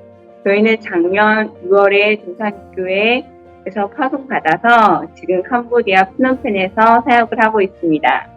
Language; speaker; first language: Korean; native; Korean